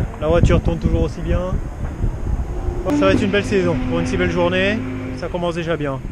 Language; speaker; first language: French; native; French